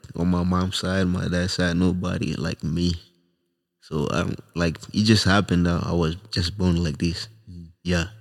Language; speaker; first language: English; non-native, local second language; Swahili